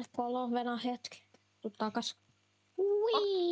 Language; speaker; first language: Finnish; native; Finnish